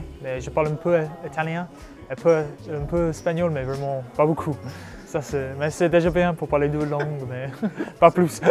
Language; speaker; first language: French; non-native, learner; English